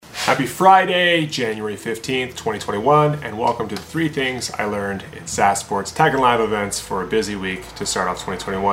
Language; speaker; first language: English; native; English